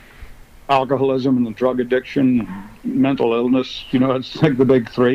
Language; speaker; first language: English; native; English